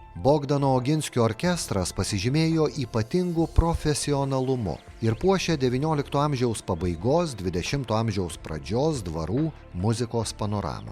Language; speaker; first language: Lithuanian; native; Lithuanian